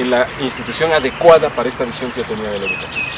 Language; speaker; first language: Spanish; native; Spanish